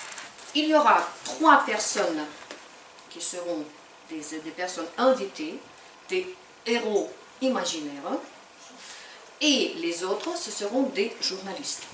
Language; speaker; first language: French; non-native, fluent; Ukrainian